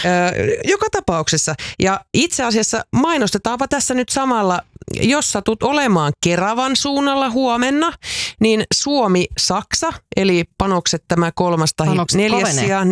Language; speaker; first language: Finnish; native; Finnish